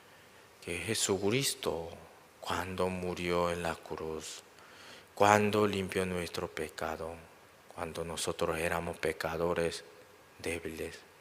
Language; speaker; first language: Spanish; non-native, learner; Korean